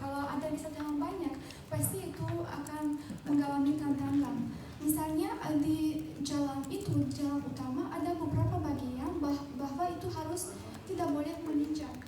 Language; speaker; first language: Indonesian; non-native, fluent; Azerbaijani